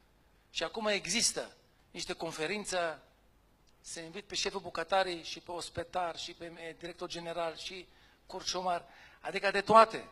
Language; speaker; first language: Romanian; non-native, fluent; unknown